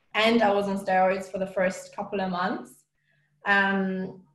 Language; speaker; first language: English; non-native, fluent; Romanian